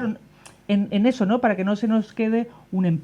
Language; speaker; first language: Spanish; native; Spanish